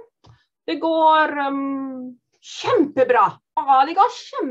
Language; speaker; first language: Norwegian; non-native, fluent; German